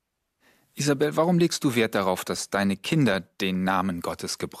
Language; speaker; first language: German; native; German